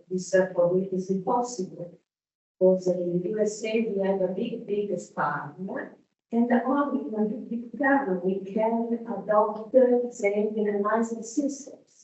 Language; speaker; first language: English; non-native, learner; Italian